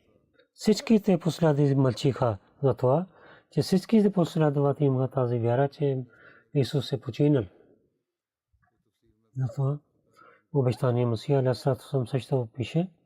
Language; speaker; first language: Bulgarian; non-native, learner; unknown